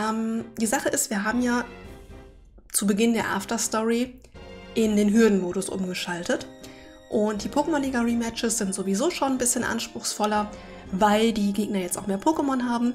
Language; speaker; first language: German; native; German